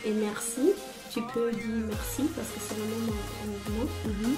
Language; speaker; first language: French; non-native, learner; Romanian